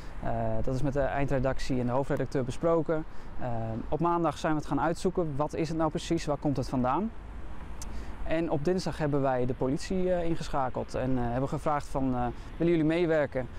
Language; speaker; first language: Dutch; native; Dutch